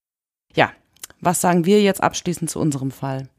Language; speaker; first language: German; native; German